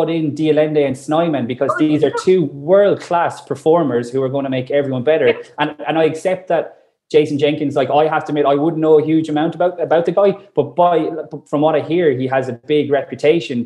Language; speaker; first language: English; native; English